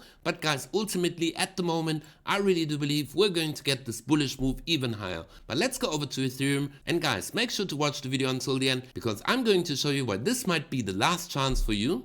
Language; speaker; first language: English; non-native, fluent; German